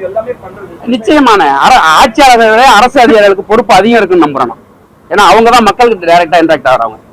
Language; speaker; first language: Tamil; native; Tamil